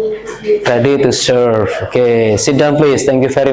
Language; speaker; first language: English; non-native, learner; Indonesian